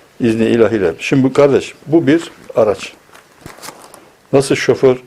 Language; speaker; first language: Turkish; native; Turkish